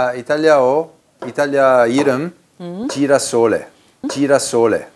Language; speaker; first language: Korean; non-native, learner; Italian